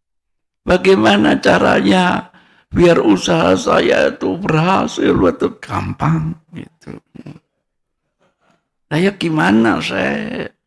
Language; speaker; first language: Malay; non-native, local second language; Javanese